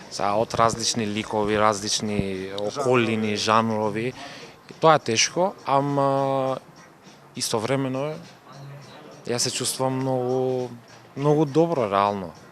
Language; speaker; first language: Macedonian; non-native, local second language; Turkish